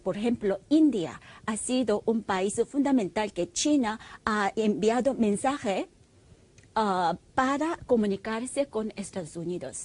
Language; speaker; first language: Spanish; non-native, fluent; Korean